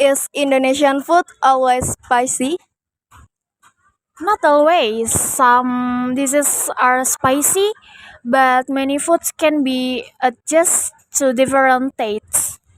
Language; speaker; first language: English; non-native, learner; Indonesian